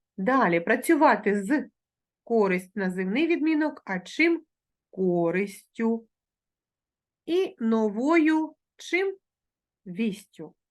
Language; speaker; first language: Ukrainian; native; Ukrainian